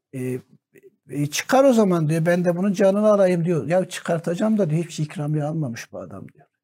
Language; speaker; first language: Turkish; native; Turkish